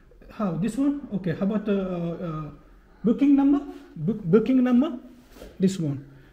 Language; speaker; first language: English; non-native, learner; Japanese